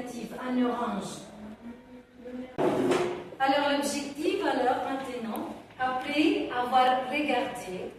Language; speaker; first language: French; non-native, fluent; Spanish